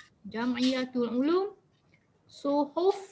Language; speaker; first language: Arabic; non-native, learner; Malay